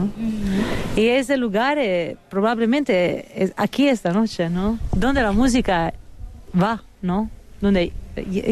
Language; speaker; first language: Spanish; non-native, fluent; Italian